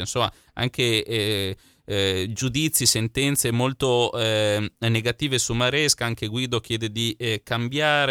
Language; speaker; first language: Italian; native; Italian